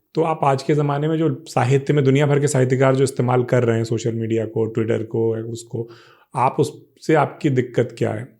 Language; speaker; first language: Hindi; non-native, local second language; Bangla